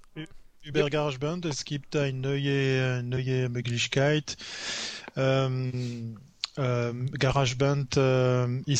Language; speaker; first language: German; non-native, learner; French